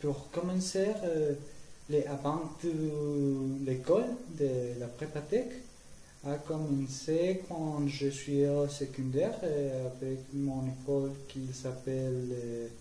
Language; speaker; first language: French; non-native, learner; Spanish